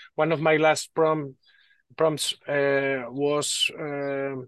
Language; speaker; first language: English; non-native, learner; Spanish